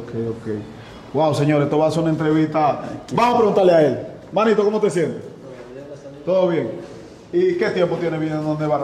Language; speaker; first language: Spanish; native; Spanish